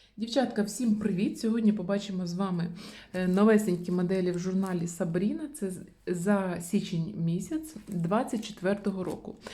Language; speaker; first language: Ukrainian; non-native, local second language; Russian